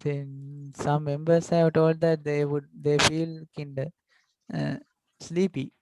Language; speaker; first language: English; non-native, local second language; Sinhala